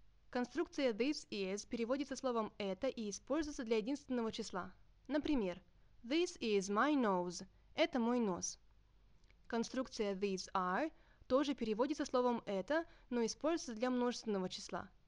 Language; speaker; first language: Russian; native; Russian